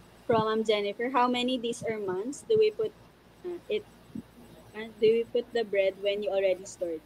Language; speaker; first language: English; non-native, local second language; Filipino